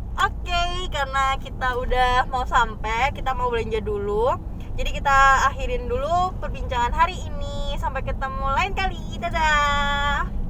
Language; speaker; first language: Indonesian; native; Indonesian